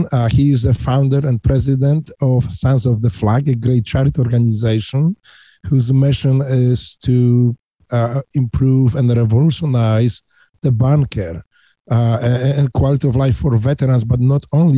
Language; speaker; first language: English; non-native, fluent; Polish